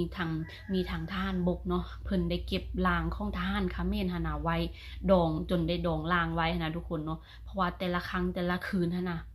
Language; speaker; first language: Thai; non-native, local second language; Northeastern Thai